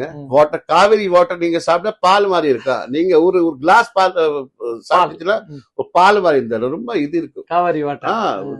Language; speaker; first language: Tamil; non-native, fluent; Hindi